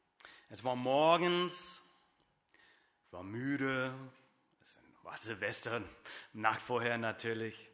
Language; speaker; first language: German; non-native, fluent; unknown